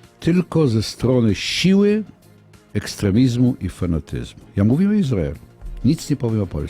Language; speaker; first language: Polish; non-native, fluent; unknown